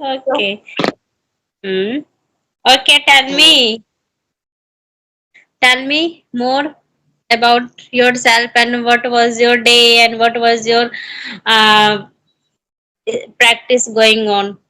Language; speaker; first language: English; non-native, learner; Hindi